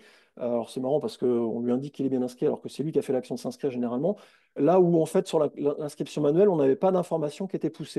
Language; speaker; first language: French; native; French